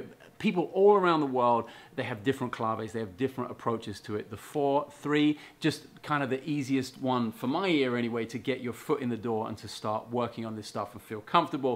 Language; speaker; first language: English; native; English